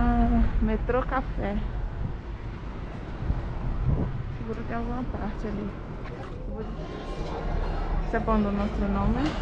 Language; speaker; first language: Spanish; non-native, learner; Portuguese